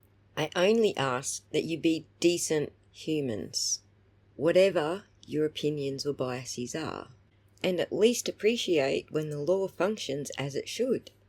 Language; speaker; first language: English; native; English